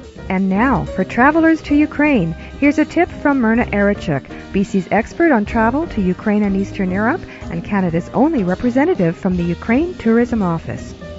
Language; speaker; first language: English; early bilingual, other home language; Ukrainian